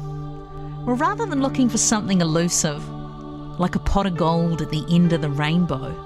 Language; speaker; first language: English; native; English